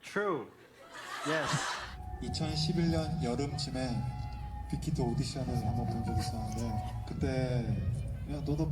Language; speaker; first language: Korean; native; Korean